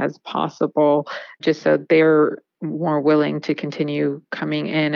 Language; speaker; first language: English; native; English